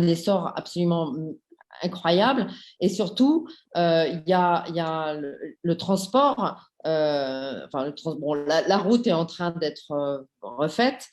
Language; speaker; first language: French; native; French